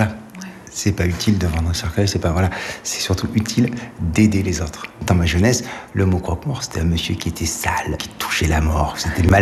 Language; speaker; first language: French; native; French